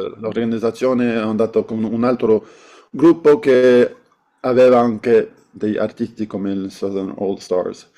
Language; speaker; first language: Italian; non-native, fluent; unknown